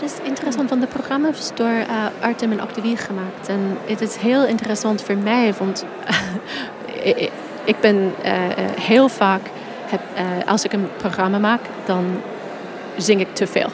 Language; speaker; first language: Dutch; non-native, fluent; English